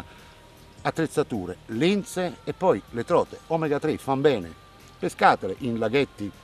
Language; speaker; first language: Italian; native; Italian